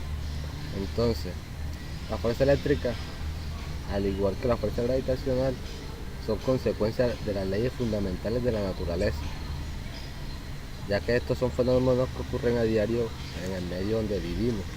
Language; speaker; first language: Spanish; native; Spanish